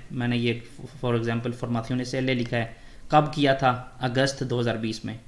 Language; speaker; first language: Urdu; native; Urdu